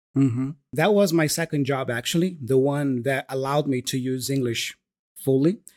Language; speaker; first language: English; non-native, fluent; Portuguese